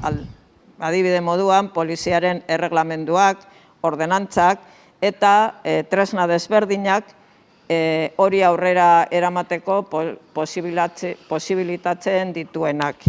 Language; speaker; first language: Basque; native; Basque